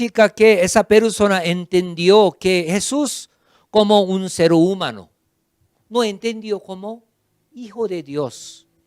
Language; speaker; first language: Spanish; non-native, fluent; Korean